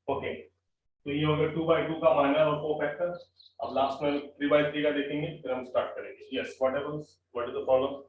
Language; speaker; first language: Hindi; non-native, local second language; Marathi